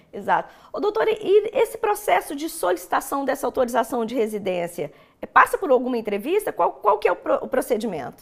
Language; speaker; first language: Portuguese; native; Portuguese